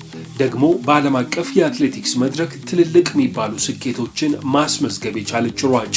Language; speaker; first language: Amharic; native; Amharic